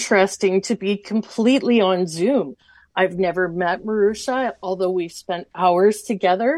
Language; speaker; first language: English; native; English